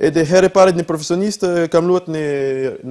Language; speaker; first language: Albanian; non-native, learner; French